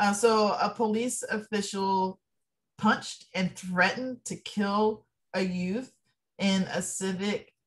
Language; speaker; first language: English; native; English